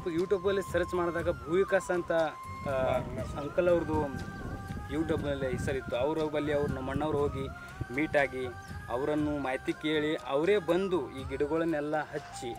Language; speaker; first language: Kannada; non-native, local second language; Lambadi